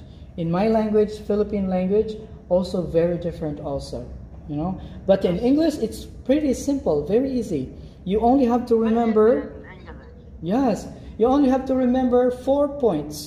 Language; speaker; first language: English; non-native, fluent; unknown